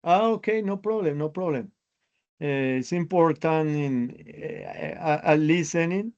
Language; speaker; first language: English; non-native, learner; Spanish